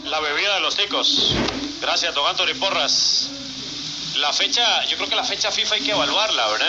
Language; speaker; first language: Spanish; native; Spanish